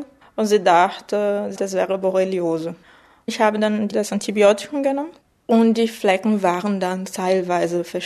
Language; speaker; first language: German; non-native, fluent; Portuguese